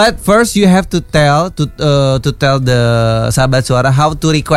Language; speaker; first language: English; non-native, local second language; Indonesian